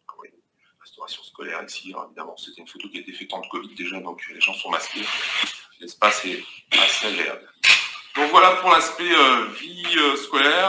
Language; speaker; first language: French; native; French